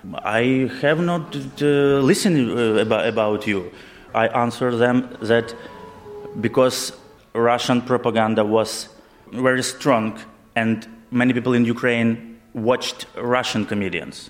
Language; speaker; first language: English; non-native, learner; Ukrainian